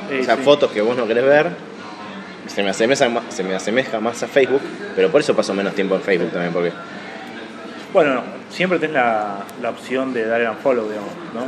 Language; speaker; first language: Spanish; native; Spanish